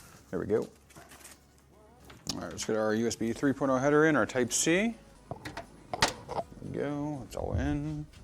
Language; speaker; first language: English; native; English